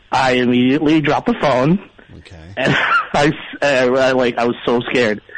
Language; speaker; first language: English; early bilingual, other home language; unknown